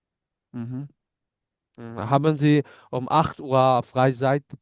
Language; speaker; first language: German; non-native, learner; Bangla